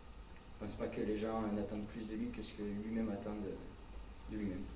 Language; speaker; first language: French; native; French